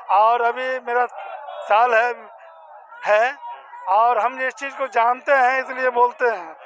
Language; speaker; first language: Hindi; native; Hindi